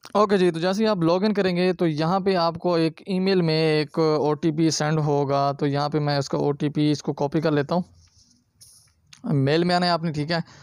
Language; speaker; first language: Urdu; non-native, local second language; Punjabi